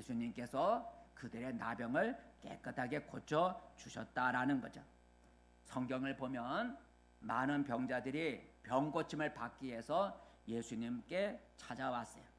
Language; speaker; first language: Korean; native; Korean